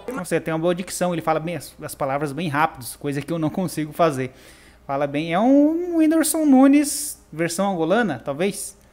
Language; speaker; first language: Portuguese; native; Portuguese